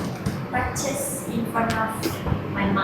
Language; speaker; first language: English; non-native, learner; Malay